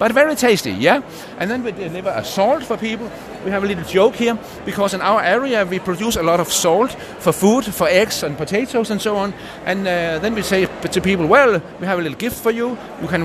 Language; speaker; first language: English; non-native, fluent; Danish